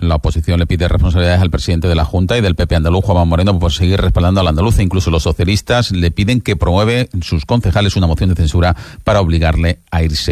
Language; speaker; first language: Spanish; native; Spanish